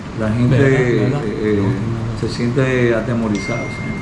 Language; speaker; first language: Spanish; early bilingual, other home language; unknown